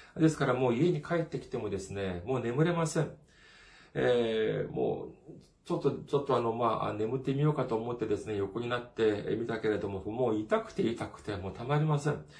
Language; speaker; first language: Japanese; non-native, fluent; Korean